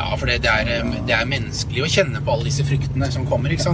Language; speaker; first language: Norwegian; native; Norwegian